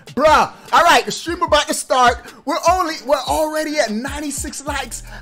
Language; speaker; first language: English; native; English